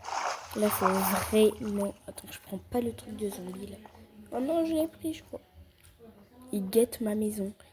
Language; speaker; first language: French; native; French